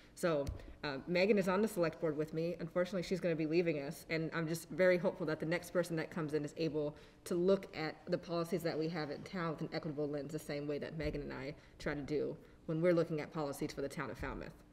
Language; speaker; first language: English; native; English